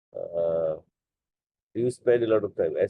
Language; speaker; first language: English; non-native, local second language; Bangla